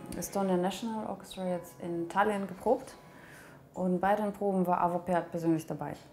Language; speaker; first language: German; early bilingual, other home language; Russian